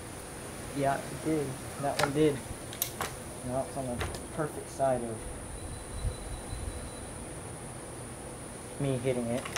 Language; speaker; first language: English; native; English